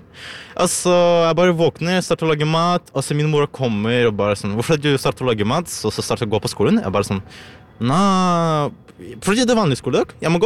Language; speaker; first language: Norwegian; non-native, learner; Ukrainian